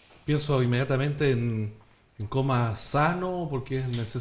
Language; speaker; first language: Spanish; native; Spanish